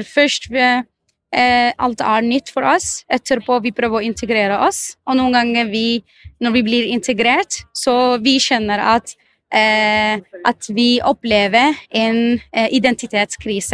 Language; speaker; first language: Norwegian; non-native, fluent; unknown